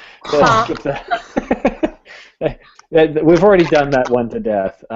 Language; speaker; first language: English; native; English